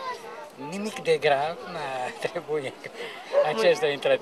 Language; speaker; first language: Romanian; non-native, fluent; Italian